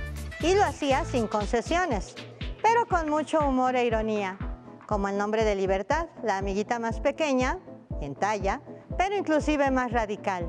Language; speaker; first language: Spanish; native; Spanish